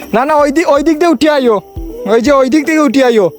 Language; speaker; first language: Bangla; non-native, local second language; Sylheti